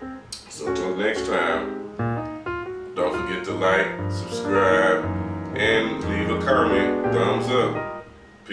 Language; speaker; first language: English; native; English